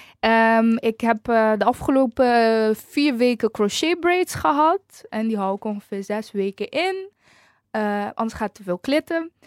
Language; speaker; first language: Dutch; early bilingual, other home language; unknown